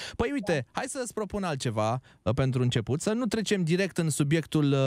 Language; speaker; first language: Romanian; native; Romanian